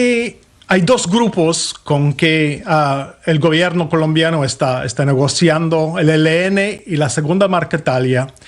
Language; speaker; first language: Spanish; non-native, fluent; English